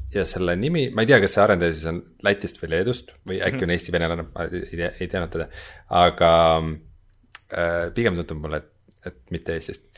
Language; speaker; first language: Estonian; native; Estonian